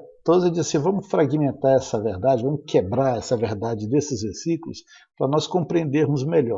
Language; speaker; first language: Portuguese; native; Portuguese